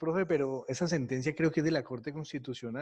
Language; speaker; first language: Spanish; native; Spanish